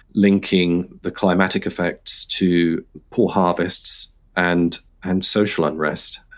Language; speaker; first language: English; native; English